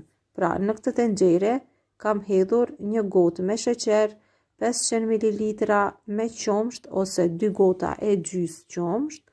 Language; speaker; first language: Albanian; native; Albanian